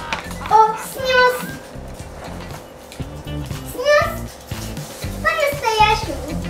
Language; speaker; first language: Russian; native; Russian